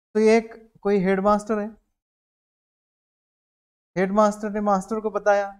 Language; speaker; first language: Hindi; native; Hindi